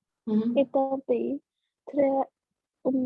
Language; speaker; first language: French; non-native, learner; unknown